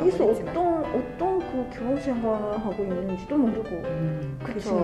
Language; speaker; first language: Korean; non-native, fluent; Japanese